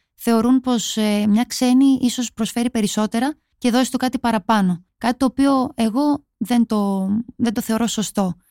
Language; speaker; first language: Greek; native; Greek